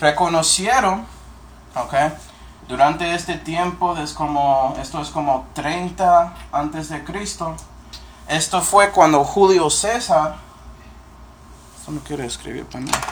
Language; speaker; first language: Spanish; non-native, fluent; English